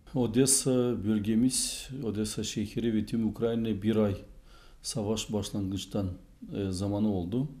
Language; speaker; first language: Turkish; non-native, fluent; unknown